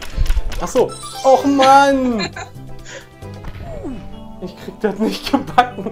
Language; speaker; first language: German; native; German